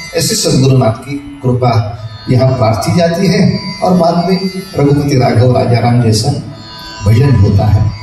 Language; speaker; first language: Hindi; non-native, local second language; Marathi